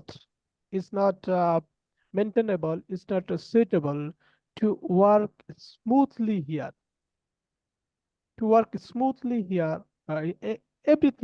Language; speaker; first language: English; non-native, learner; Bangla